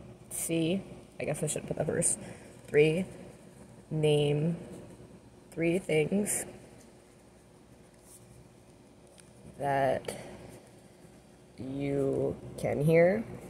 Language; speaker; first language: English; native; English